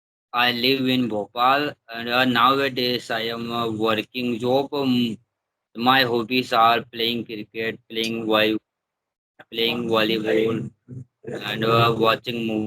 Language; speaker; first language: English; non-native, learner; Hindi